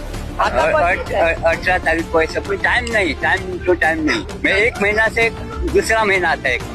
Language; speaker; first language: Hindi; non-native, local second language; Konkani